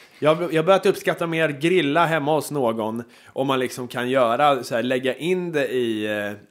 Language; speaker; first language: Swedish; native; Swedish